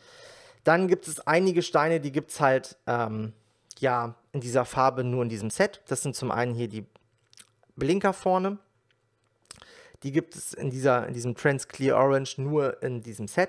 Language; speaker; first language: German; native; German